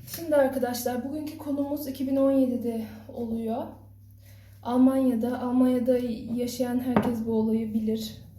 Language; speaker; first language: Turkish; early bilingual, heritage; Turkish